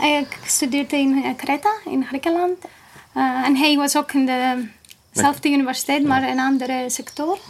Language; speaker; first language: Dutch; non-native, learner; Greek